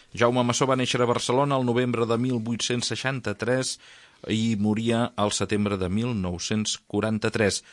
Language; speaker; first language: Catalan; native; Catalan